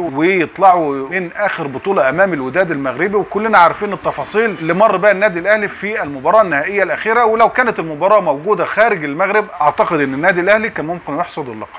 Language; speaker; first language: Arabic; native; Arabic